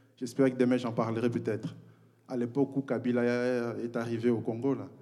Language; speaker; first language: French; non-native, local second language; Lingala